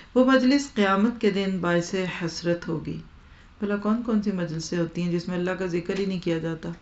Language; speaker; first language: Urdu; non-native, local second language; Punjabi